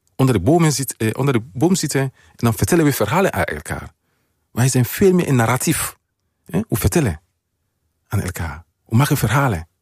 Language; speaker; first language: Dutch; non-native, fluent; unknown